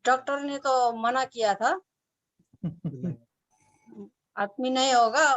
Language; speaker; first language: Hindi; non-native, local second language; Nepali